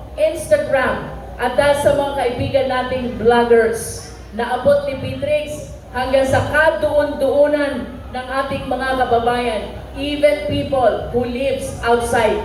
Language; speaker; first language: Filipino; native; Filipino